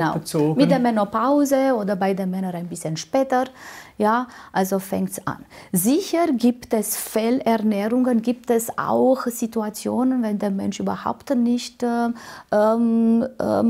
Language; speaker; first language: German; non-native, fluent; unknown